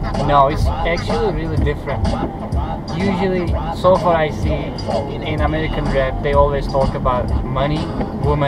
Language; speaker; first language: English; non-native, fluent; Turkish